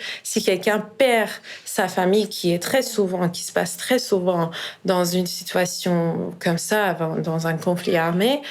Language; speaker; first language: French; non-native, fluent; Persian